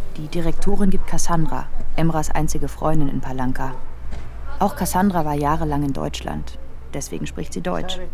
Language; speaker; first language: German; native; German